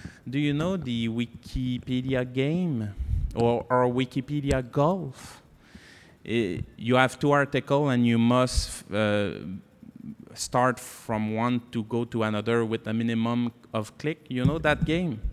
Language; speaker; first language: English; non-native, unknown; French